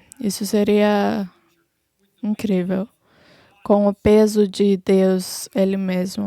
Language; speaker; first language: Portuguese; non-native, fluent; English